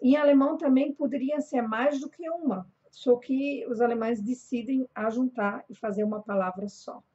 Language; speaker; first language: Portuguese; non-native, fluent; German